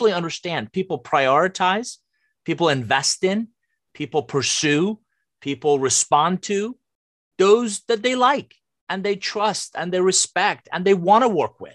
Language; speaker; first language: English; non-native, fluent; Persian